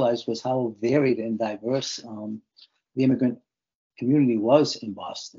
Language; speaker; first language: English; native; English